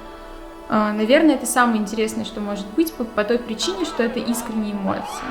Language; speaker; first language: Russian; native; Russian